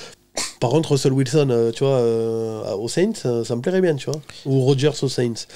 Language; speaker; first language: French; native; French